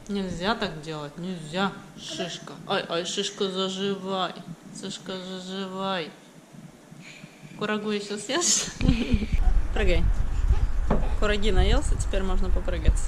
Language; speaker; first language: Russian; native; Russian